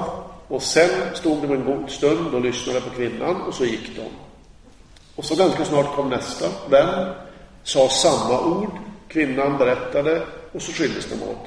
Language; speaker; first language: Swedish; native; Swedish